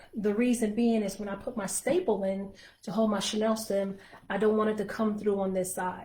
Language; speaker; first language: English; native; English